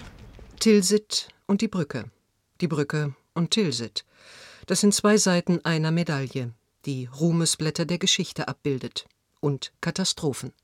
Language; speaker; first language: German; native; German